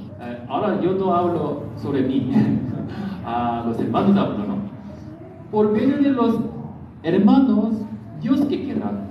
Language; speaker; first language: Spanish; non-native, learner; Korean